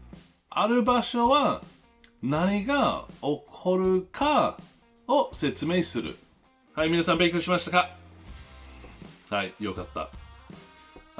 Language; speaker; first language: Japanese; non-native, learner; English